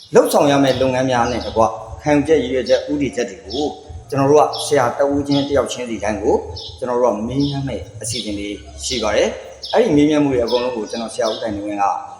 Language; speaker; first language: Burmese; native; Burmese